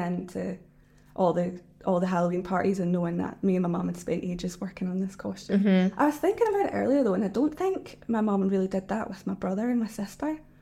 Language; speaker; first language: English; native; English